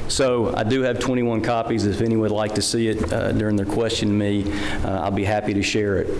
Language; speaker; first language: English; native; English